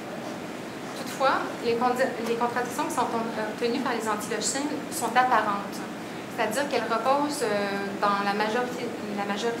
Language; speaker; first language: French; native; French